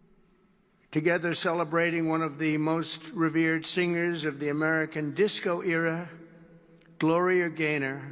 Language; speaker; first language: English; native; English